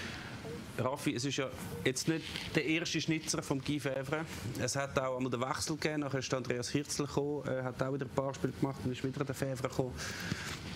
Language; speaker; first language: German; native; German